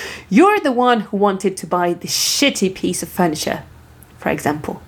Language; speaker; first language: English; non-native, fluent; French